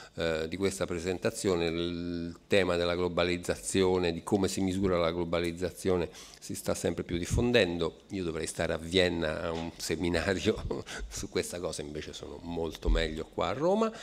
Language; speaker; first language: Italian; native; Italian